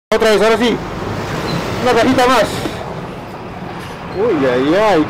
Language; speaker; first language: Spanish; native; Spanish